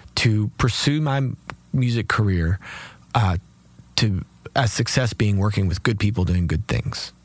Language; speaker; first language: English; native; English